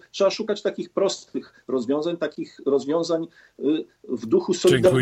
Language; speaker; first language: Polish; native; Polish